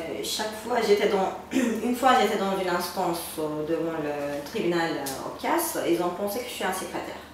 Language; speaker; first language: French; non-native, fluent; Turkish